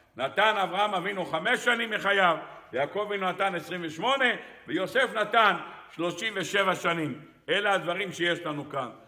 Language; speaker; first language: Hebrew; native; Hebrew